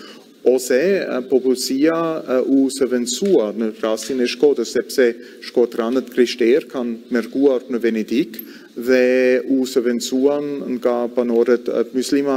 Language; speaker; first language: Albanian; non-native, fluent; German